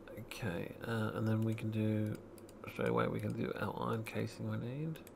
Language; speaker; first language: English; native; English